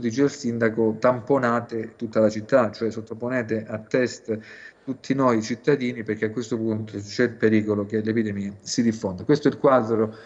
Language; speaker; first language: Italian; native; Italian